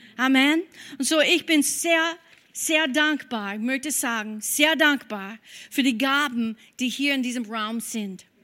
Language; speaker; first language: German; non-native, fluent; English